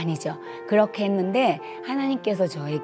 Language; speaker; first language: Korean; native; Korean